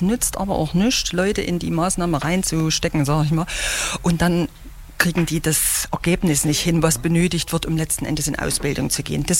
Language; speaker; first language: German; native; German